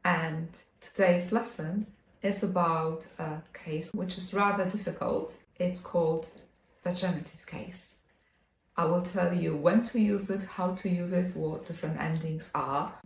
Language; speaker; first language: English; non-native, fluent; Polish